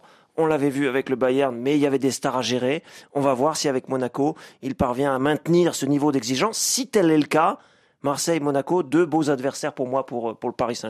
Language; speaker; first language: French; native; French